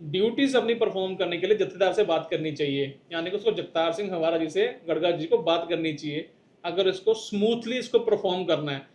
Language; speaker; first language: Hindi; non-native, local second language; Punjabi